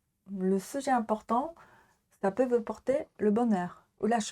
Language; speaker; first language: French; non-native, learner; Japanese